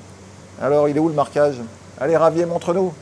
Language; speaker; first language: French; native; French